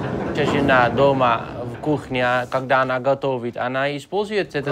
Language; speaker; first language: Russian; non-native, fluent; Dutch